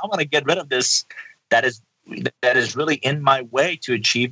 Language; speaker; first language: English; non-native, fluent; Persian